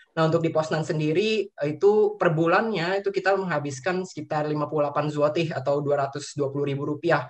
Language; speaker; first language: Indonesian; native; Indonesian